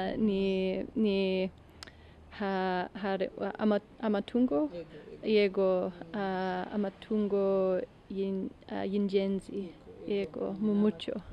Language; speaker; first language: Kinyarwanda; non-native, learner; English